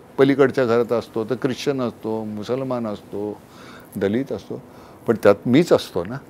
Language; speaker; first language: Marathi; native; Marathi